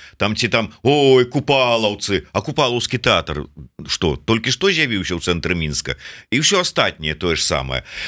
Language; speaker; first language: Belarusian; non-native, local second language; Russian